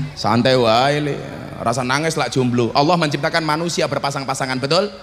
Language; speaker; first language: Indonesian; non-native, local second language; Javanese